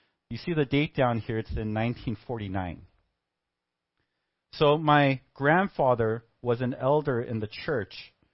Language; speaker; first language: English; native; English